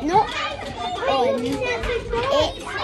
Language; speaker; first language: English; native; English